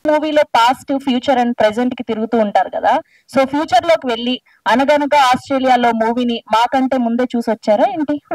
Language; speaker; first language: Telugu; native; Telugu